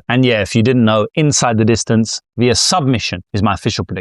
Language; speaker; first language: English; native; English